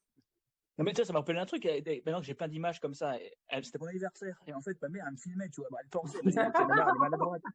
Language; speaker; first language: French; native; French